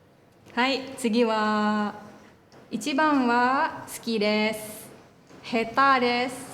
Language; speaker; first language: Japanese; non-native, fluent; Indonesian